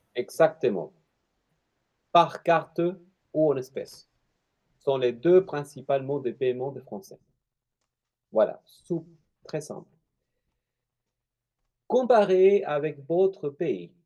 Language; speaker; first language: French; non-native, fluent; Spanish